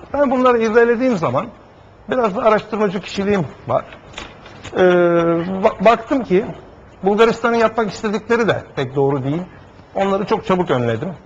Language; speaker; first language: Turkish; native; Turkish